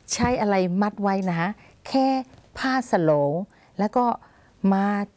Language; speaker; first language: Thai; non-native, fluent; Burmese